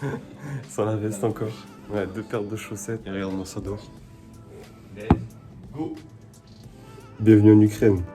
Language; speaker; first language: French; native; French